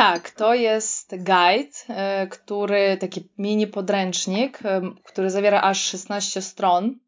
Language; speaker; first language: Polish; non-native, fluent; Russian